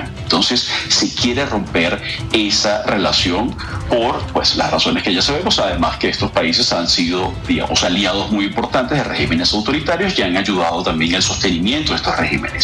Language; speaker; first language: Spanish; native; Spanish